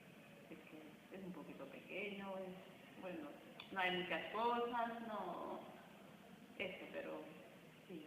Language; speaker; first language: Spanish; non-native, fluent; Wolof